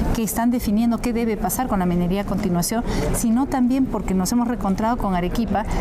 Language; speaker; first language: Spanish; native; Spanish